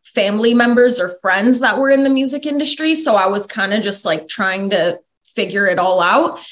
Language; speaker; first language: English; native; English